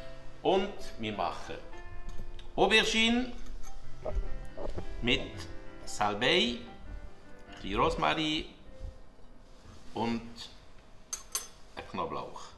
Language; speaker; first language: German; non-native, local second language; French